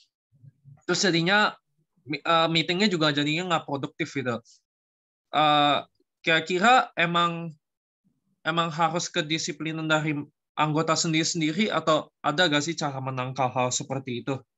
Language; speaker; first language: Indonesian; native; Indonesian